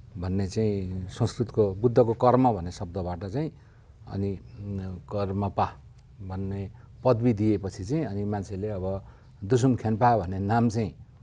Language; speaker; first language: Nepali; native; Nepali